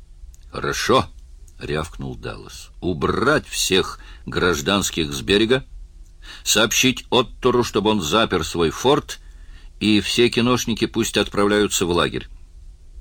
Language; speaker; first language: Russian; native; Russian